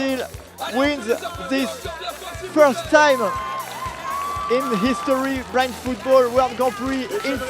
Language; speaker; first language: English; non-native, learner; French